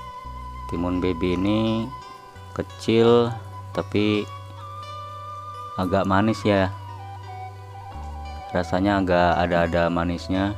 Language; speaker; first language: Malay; non-native, local second language; Sundanese